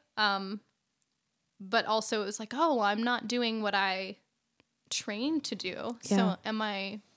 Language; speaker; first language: English; native; English